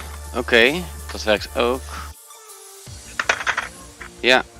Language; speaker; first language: Dutch; native; Dutch